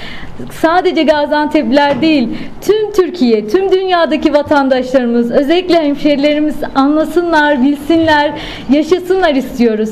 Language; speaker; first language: Turkish; native; Turkish